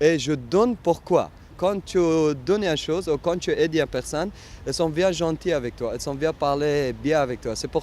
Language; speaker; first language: French; non-native, learner; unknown